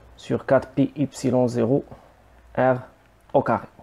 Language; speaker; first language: French; non-native, local second language; Arabic